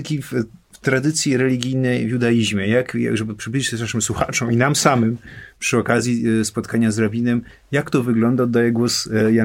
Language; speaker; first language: Polish; native; Polish